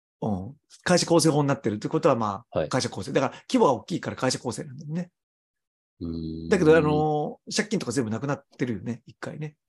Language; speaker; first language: Japanese; native; Japanese